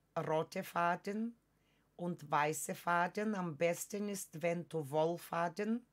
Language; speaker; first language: German; non-native, fluent; Bulgarian